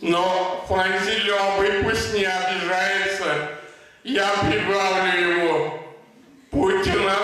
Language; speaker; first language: Russian; non-native, local second language; Bashkir